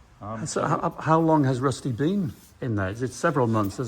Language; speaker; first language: English; native; English